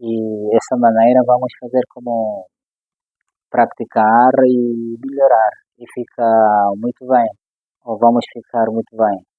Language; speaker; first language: Portuguese; non-native, fluent; Swahili